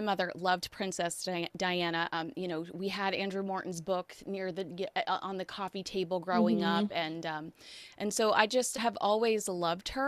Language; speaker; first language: English; native; English